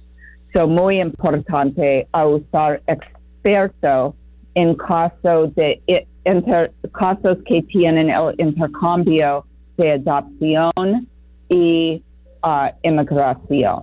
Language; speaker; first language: Spanish; non-native, fluent; English